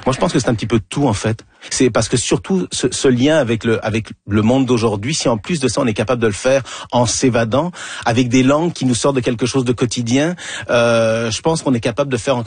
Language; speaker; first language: French; native; French